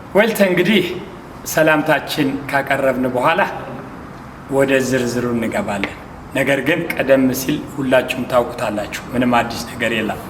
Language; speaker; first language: Amharic; native; Amharic